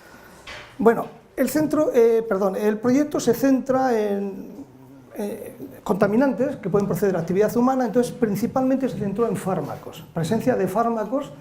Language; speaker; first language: Spanish; native; Spanish